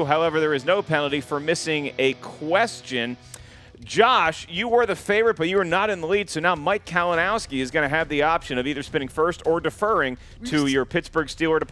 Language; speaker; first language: English; native; English